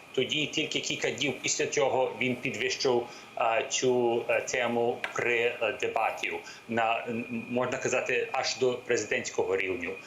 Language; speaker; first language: Ukrainian; early bilingual, heritage; English